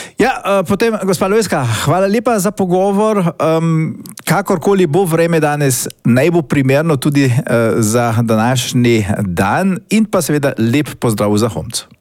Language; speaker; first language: Slovenian; native; Slovenian